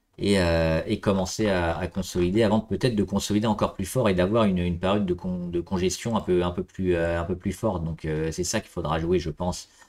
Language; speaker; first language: French; native; French